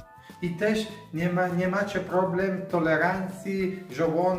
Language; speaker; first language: Polish; non-native, learner; Italian